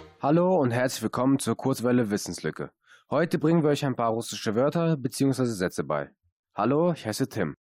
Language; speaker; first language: German; native; German